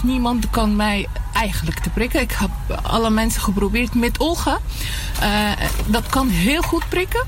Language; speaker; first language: Dutch; non-native, learner; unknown